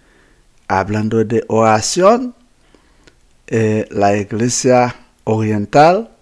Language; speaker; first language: Spanish; non-native, fluent; Haitian Creole